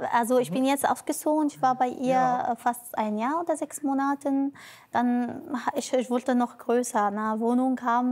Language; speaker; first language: German; non-native, learner; Arabic